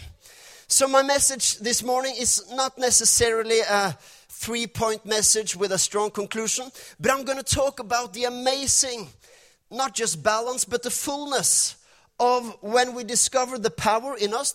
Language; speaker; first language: English; non-native, fluent; Norwegian